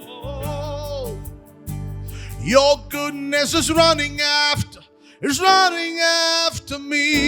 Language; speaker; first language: English; non-native, local second language; Tamil